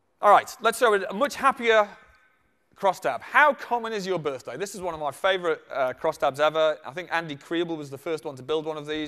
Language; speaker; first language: English; native; English